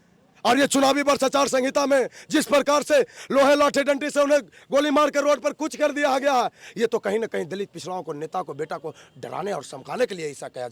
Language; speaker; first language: Hindi; native; Hindi